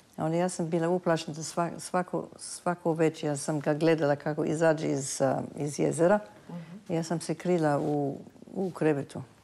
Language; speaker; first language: Serbian; early bilingual, heritage; Serbian